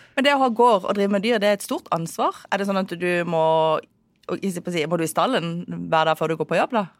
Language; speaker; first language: Norwegian; native; Norwegian